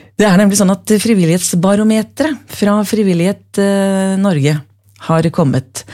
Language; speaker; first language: Norwegian; native; Norwegian